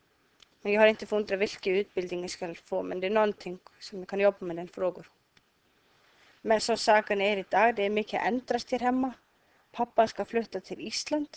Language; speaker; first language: Swedish; non-native, learner; Icelandic